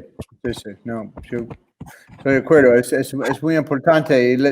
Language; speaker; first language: Spanish; non-native, fluent; English